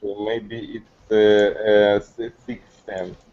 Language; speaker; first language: English; non-native, learner; Russian